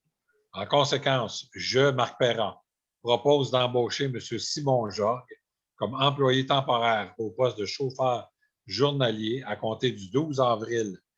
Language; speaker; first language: French; native; French